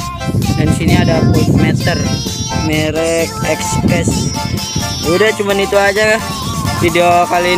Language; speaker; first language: Indonesian; native; Indonesian